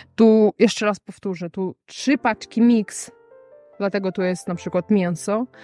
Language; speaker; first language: Polish; non-native, fluent; Kazakh